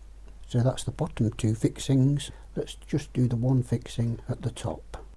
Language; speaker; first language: English; native; English